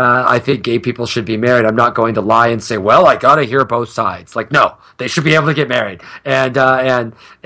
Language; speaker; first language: English; native; English